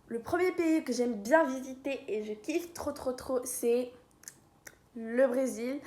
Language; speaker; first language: French; non-native, local second language; Arabic